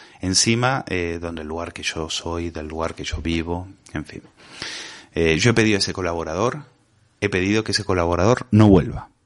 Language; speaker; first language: Spanish; native; Spanish